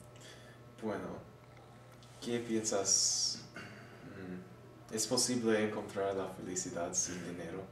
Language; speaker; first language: Spanish; non-native, learner; English